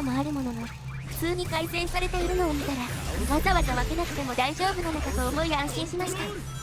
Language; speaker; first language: Japanese; native; Japanese